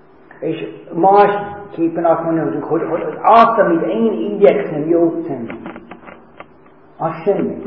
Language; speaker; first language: Hungarian; non-native, fluent; English